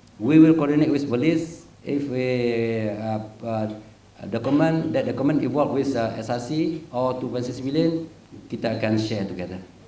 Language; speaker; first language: English; non-native, local second language; Malay